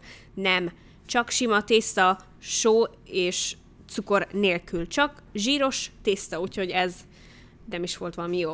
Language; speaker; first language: Hungarian; early bilingual, heritage; Hungarian